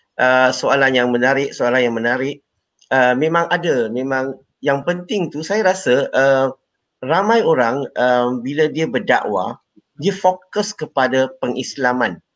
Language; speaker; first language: Malay; non-native, local second language; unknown